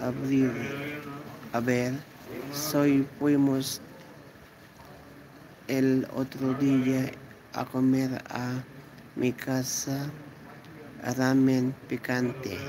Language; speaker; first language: Spanish; non-native, learner; Iloko